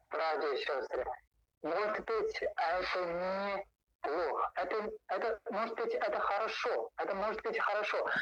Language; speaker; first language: Russian; non-native, learner; Chinese